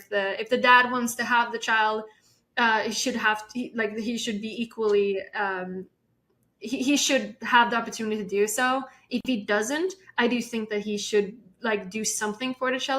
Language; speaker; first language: English; non-native, fluent; Swedish